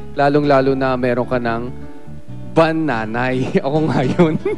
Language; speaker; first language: Filipino; native; Filipino